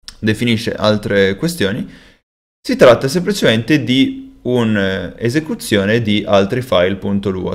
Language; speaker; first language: Italian; native; Italian